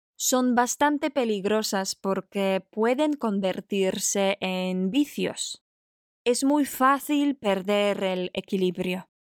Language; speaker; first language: Spanish; non-native, fluent; Polish